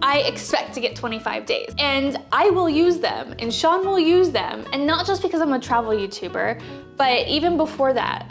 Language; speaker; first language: English; native; English